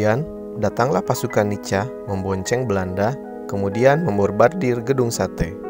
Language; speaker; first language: Indonesian; native; Indonesian